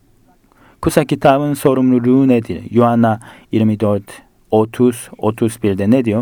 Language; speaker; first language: Turkish; non-native, fluent; Korean